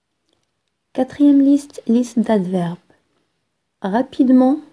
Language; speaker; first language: French; non-native, local second language; Arabic